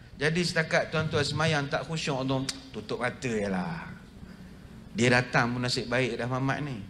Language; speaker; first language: Malay; native; Malay